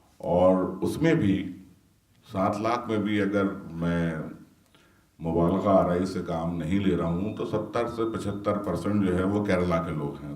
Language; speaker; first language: Urdu; native; Urdu